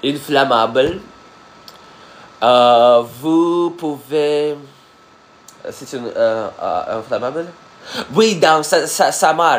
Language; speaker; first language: French; non-native, learner; Russian